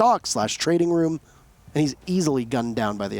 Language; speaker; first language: English; native; English